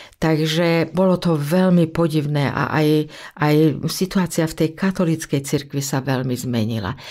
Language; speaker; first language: Slovak; native; Slovak